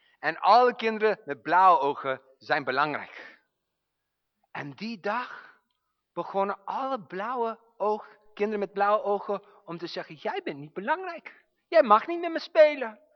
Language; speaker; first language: Dutch; non-native, fluent; English